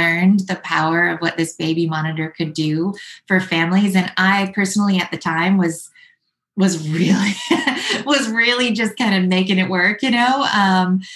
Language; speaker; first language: English; native; English